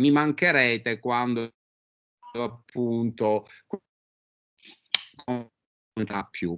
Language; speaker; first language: Italian; native; Italian